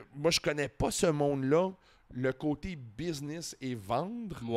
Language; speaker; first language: French; native; French